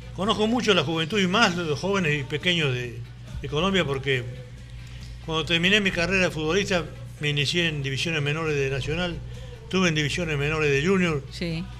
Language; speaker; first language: Spanish; native; Spanish